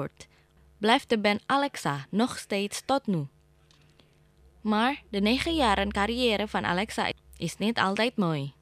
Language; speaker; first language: Dutch; non-native, fluent; Indonesian